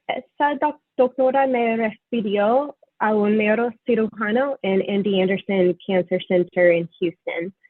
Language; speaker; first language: Spanish; non-native, fluent; English